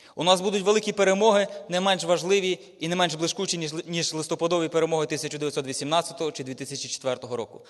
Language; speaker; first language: Ukrainian; native; Ukrainian